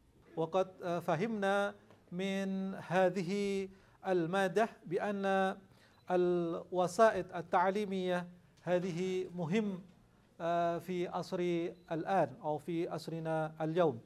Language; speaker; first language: Arabic; non-native, fluent; Indonesian